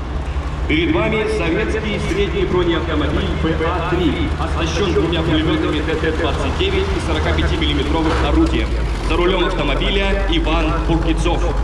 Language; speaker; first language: Russian; native; Russian